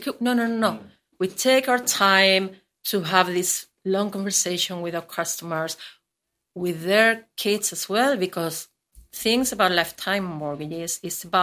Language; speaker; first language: English; non-native, fluent; Spanish